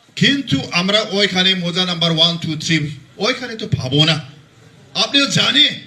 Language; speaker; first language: Bangla; non-native, local second language; Garo